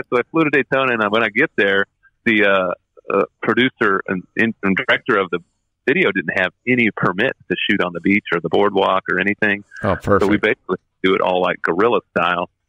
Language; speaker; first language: English; native; English